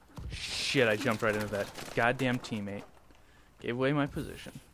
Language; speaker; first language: English; native; English